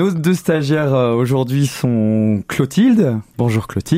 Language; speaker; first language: French; native; French